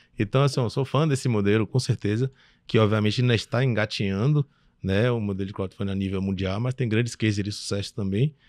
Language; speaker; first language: Portuguese; early bilingual, other home language; French